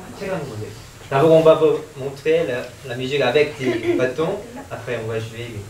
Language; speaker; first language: French; non-native, learner; Korean